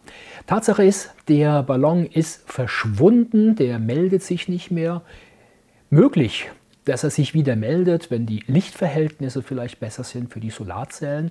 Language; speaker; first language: German; native; German